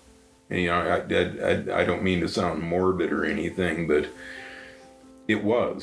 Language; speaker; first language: English; native; English